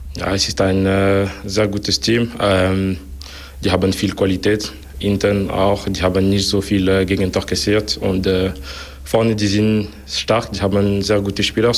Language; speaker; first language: German; non-native, local second language; French